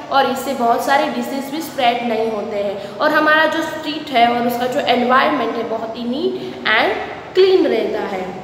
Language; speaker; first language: Hindi; non-native, local second language; Gujarati